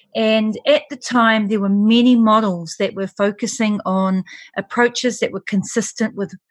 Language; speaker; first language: English; native; English